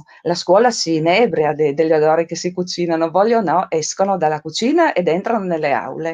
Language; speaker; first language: Italian; native; Italian